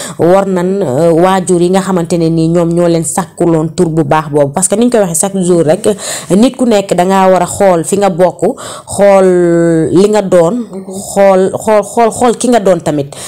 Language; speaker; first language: Wolof; native; Wolof